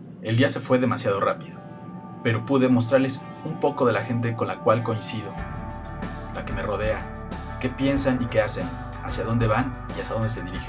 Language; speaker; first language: Spanish; native; Spanish